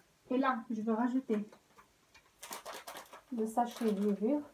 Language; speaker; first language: French; non-native, local second language; Arabic